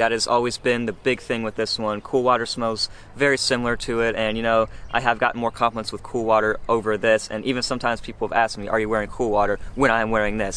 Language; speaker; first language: English; native; English